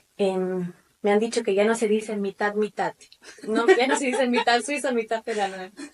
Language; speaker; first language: Spanish; non-native, fluent; German